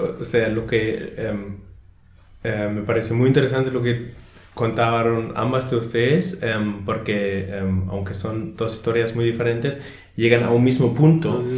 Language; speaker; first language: Spanish; non-native, fluent; German